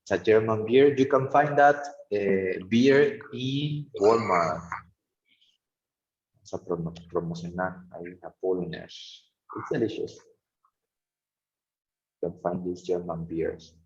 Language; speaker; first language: English; non-native, fluent; Spanish